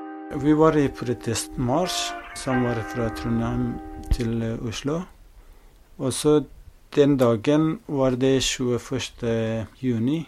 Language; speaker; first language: Norwegian; non-native, fluent; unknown